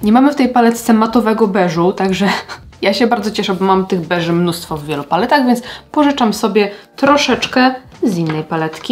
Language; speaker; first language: Polish; native; Polish